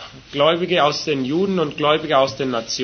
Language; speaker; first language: German; native; German